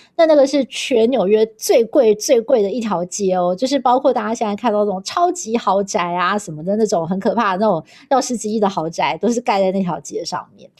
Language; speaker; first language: Chinese; native; Chinese